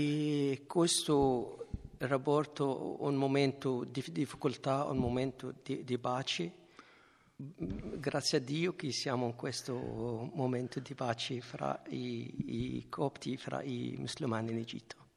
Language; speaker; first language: Italian; non-native, learner; Arabic